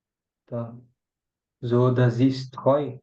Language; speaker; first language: German; non-native, learner; Portuguese